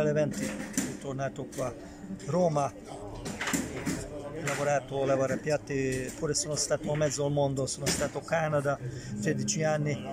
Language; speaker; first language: Italian; non-native, learner; Hungarian